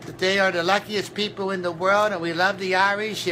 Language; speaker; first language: English; native; English